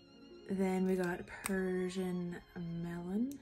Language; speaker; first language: English; native; English